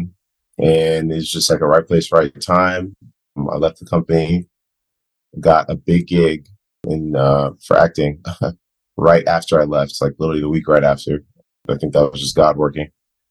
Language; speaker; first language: English; non-native, local second language; Akan